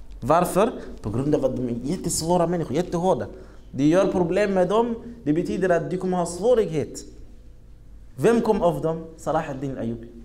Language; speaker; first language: Swedish; non-native, fluent; Arabic